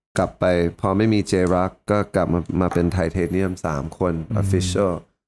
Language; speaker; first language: Thai; early bilingual, heritage; Thai